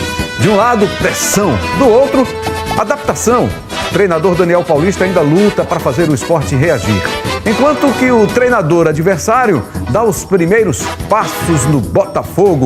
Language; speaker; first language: Portuguese; native; Portuguese